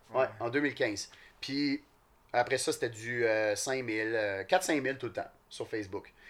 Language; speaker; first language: French; native; French